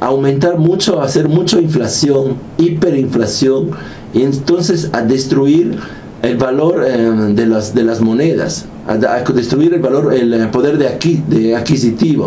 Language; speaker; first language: Spanish; non-native, fluent; Italian